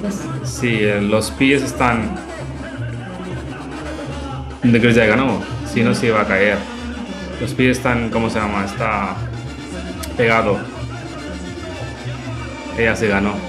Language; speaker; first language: Spanish; non-native, learner; Hindi